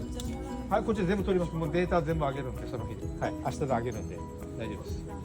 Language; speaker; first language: Japanese; native; Japanese